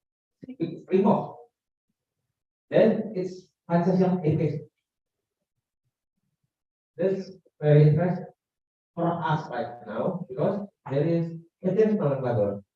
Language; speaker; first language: English; non-native, learner; Indonesian